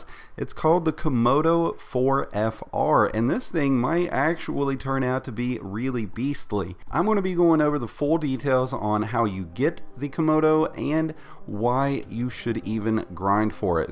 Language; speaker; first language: English; native; English